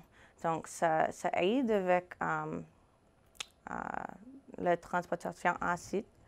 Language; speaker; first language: French; non-native, fluent; English